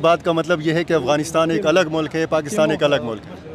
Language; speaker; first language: Hindi; non-native, local second language; Pashto